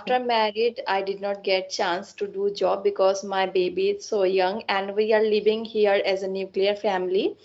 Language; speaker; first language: English; non-native, learner; Assamese